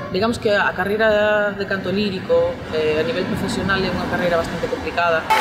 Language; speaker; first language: Galician; non-native, local second language; Spanish